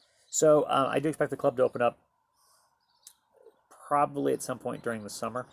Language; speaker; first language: English; native; English